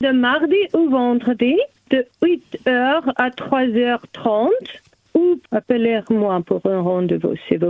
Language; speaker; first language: French; non-native, learner; German